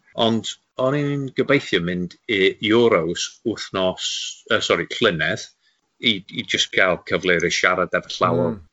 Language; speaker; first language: Welsh; non-native, local second language; English